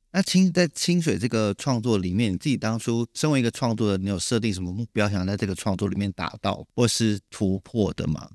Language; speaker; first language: Chinese; native; Chinese